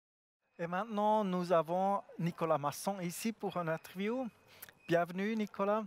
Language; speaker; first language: French; non-native, learner; German